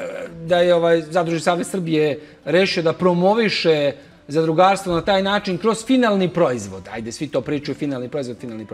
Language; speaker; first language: Serbian; native; Serbian